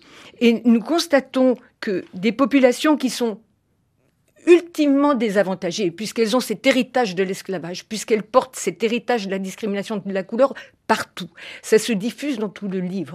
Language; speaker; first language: French; native; French